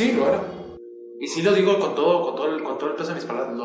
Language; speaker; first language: Spanish; native; Spanish